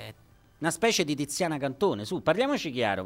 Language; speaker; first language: Italian; native; Italian